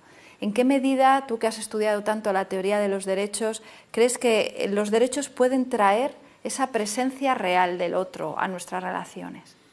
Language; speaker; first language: Spanish; native; Spanish